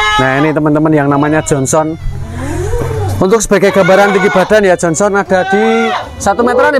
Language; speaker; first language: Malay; non-native, local second language; Javanese